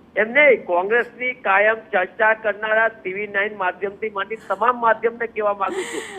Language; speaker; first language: Gujarati; native; Gujarati